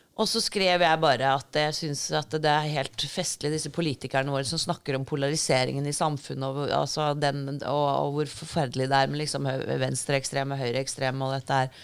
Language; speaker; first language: Norwegian; native; Norwegian